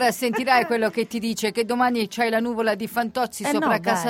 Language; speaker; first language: Italian; native; Italian